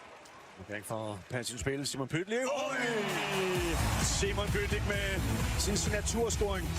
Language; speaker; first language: Danish; native; Danish